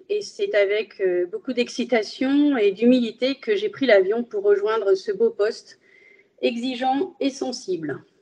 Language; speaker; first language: French; early bilingual, other home language; Spanish